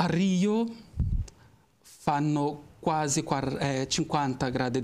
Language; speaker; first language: Italian; non-native, fluent; Portuguese